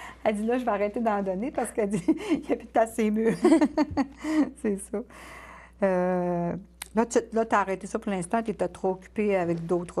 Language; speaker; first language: French; native; French